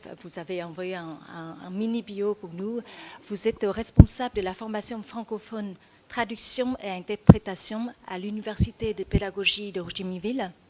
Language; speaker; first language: French; non-native, fluent; Vietnamese